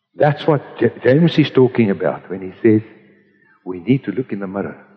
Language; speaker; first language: English; non-native, local second language; Afrikaans